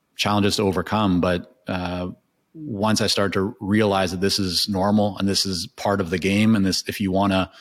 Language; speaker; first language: English; non-native, fluent; Hebrew